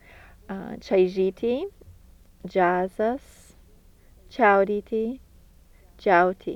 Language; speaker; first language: Lithuanian; early bilingual, heritage; Lithuanian